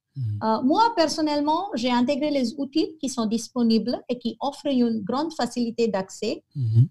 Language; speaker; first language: French; non-native, fluent; Konkani